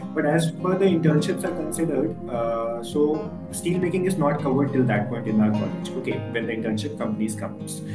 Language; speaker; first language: English; non-native, local second language; Hindi